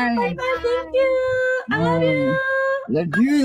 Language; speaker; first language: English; non-native, learner; Korean